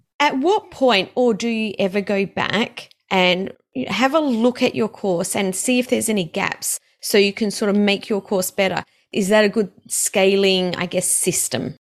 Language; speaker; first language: English; native; English